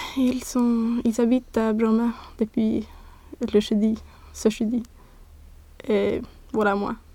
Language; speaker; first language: French; non-native, learner; Swedish